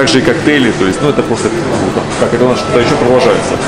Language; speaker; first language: Russian; native; Russian